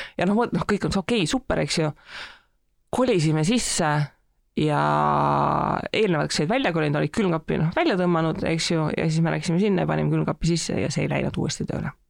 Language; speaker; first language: Estonian; native; Estonian